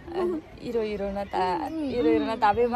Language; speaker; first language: Japanese; non-native, learner; Nepali